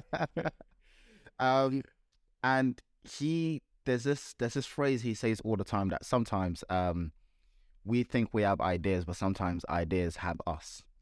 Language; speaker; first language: English; non-native, local second language; Yoruba